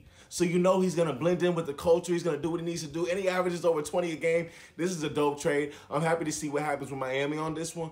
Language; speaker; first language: English; native; English